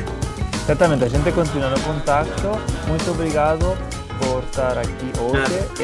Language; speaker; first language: Portuguese; non-native, fluent; Spanish